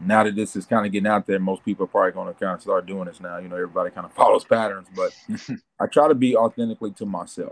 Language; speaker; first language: English; native; English